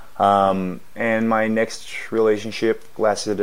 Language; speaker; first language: English; native; English